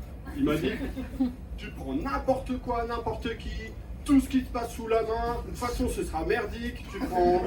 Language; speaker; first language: French; native; French